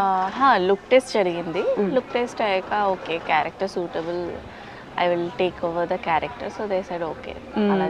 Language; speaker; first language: Telugu; non-native, learner; Bangla